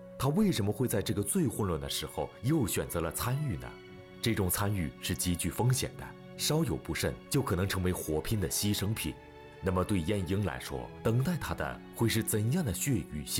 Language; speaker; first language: Chinese; native; Chinese